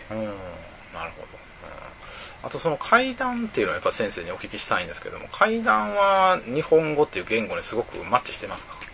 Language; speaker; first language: Japanese; native; Japanese